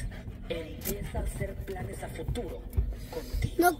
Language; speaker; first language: Spanish; native; Spanish